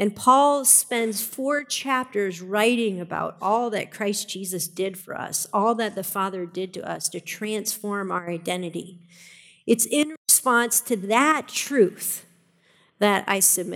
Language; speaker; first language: English; native; English